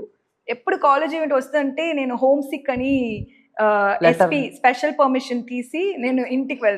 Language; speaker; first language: Telugu; non-native, local second language; Tamil